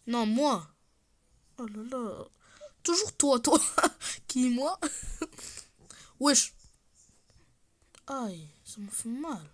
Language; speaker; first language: French; native; French